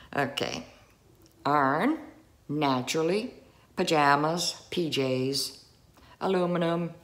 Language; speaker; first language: English; native; English